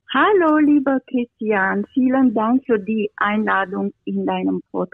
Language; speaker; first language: German; non-native, fluent; Romanian